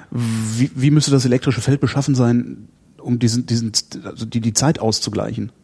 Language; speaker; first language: German; native; German